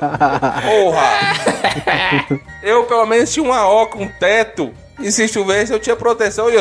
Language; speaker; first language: Portuguese; native; Portuguese